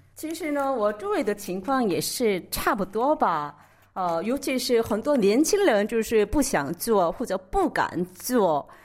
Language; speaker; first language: Chinese; non-native, fluent; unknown